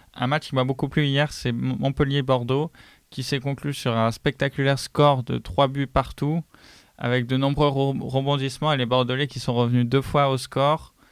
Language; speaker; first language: French; native; French